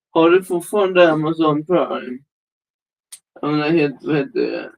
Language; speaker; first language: Swedish; early bilingual, other home language; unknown